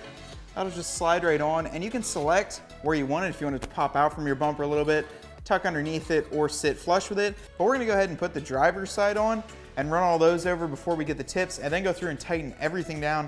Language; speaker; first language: English; native; English